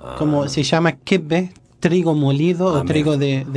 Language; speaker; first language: Spanish; non-native, learner; Arabic